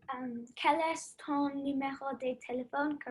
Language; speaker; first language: French; non-native, learner; English